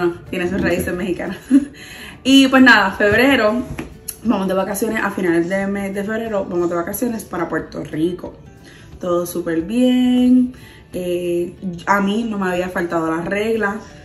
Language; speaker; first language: Spanish; early bilingual, heritage; Spanish